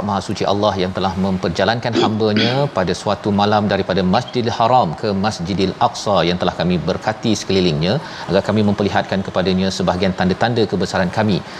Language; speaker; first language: Malay; native; Malay